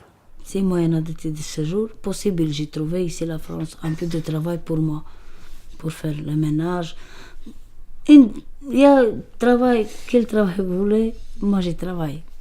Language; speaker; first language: French; non-native, learner; Romanian